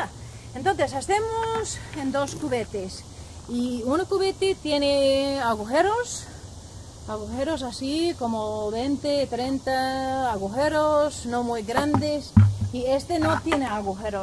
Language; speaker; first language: Spanish; non-native, learner; English